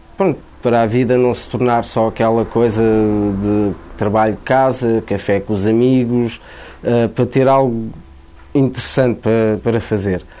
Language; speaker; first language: Portuguese; native; Portuguese